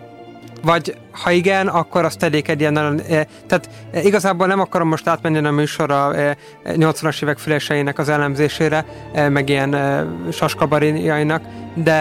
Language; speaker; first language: Hungarian; native; Hungarian